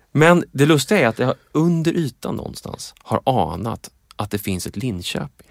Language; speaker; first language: Swedish; native; Swedish